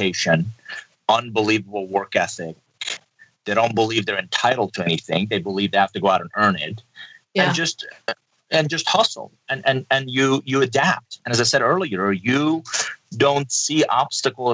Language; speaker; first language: English; non-native, fluent; Persian